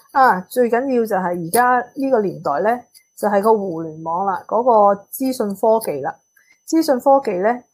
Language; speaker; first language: Cantonese; early bilingual, heritage; Cantonese